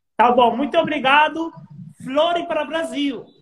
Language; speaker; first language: Portuguese; non-native, learner; Hindi